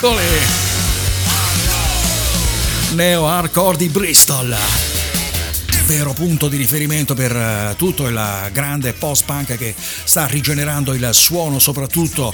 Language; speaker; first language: Italian; native; Italian